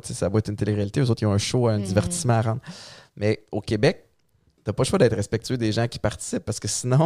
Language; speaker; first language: French; native; French